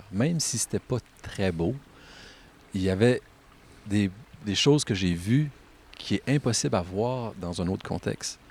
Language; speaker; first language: French; native; French